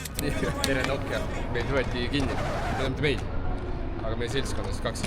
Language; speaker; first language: Estonian; native; Estonian